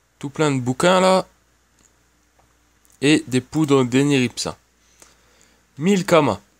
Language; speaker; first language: French; native; French